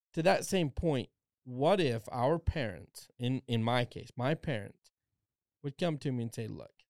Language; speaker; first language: English; native; English